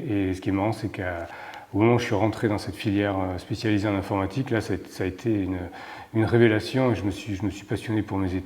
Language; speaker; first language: French; native; French